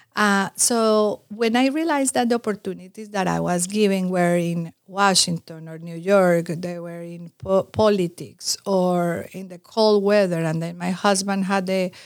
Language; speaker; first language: English; non-native, fluent; Spanish